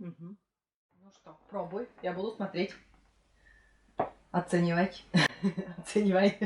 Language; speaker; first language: Russian; native; Russian